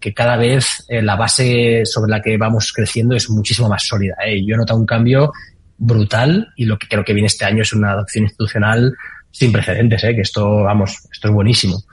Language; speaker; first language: Spanish; native; Spanish